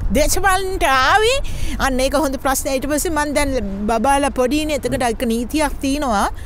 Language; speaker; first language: Sinhala; non-native, local second language; Tamil